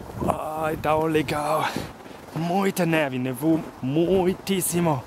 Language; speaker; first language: Portuguese; non-native, fluent; German